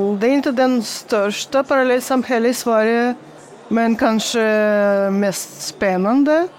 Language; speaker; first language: Swedish; non-native, fluent; Russian